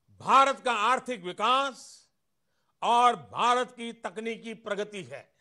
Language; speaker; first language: Hindi; non-native, local second language; Gujarati